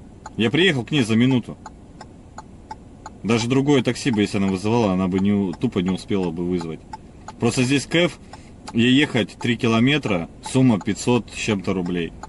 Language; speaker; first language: Russian; native; Russian